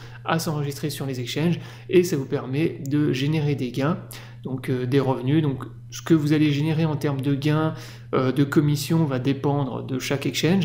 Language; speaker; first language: French; native; French